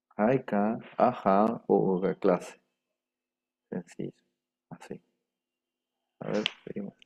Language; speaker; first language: Spanish; non-native, local second language; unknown